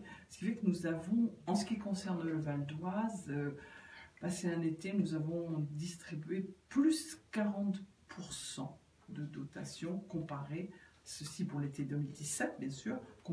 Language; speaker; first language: French; native; French